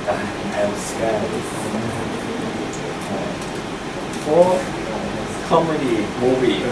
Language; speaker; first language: English; non-native, learner; Thai